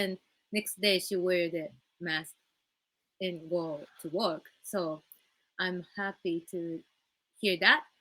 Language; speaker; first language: English; non-native, learner; Japanese